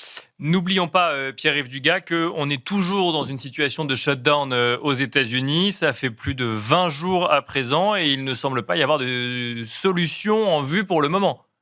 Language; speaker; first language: French; native; French